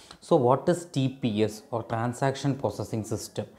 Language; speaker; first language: English; non-native, local second language; Malayalam